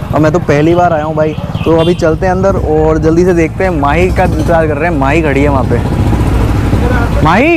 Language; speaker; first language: Hindi; native; Hindi